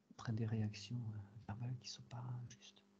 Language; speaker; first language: French; native; French